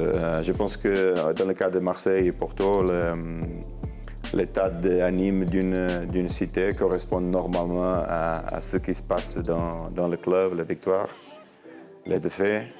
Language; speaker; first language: French; non-native, learner; Portuguese